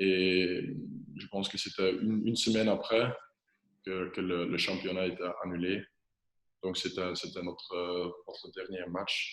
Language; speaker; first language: French; non-native, local second language; Dutch